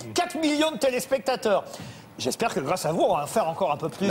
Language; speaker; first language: French; native; French